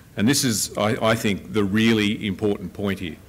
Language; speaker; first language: English; native; English